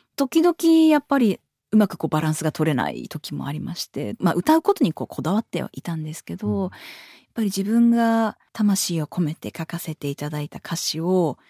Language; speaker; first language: Japanese; native; Japanese